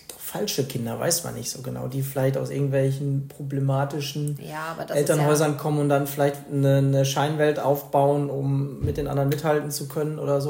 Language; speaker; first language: German; native; German